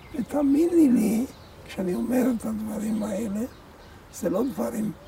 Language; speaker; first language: Hebrew; non-native, fluent; Polish